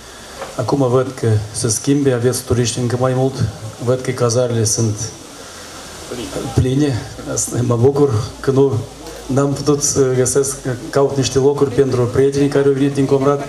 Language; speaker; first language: Romanian; non-native, local second language; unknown